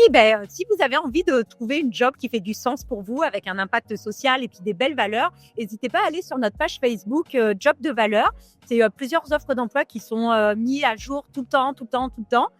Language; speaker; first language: French; native; French